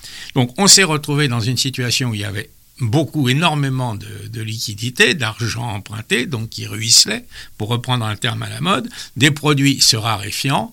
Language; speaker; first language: French; native; French